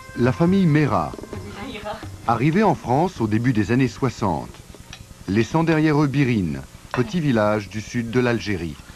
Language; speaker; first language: French; native; French